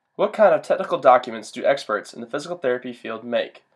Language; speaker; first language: English; native; English